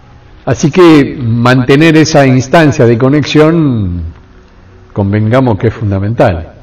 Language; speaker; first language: Spanish; native; Spanish